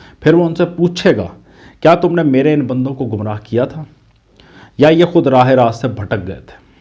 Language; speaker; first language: Urdu; native; Urdu